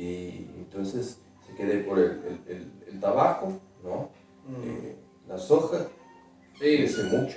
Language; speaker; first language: Spanish; non-native, fluent; Portuguese